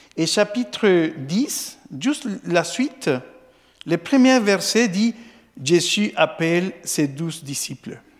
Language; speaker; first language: French; non-native, fluent; Spanish